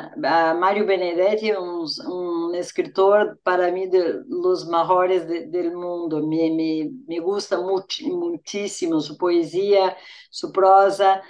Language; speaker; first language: Spanish; non-native, fluent; Portuguese